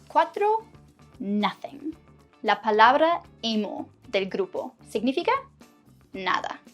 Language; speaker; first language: Spanish; non-native, fluent; English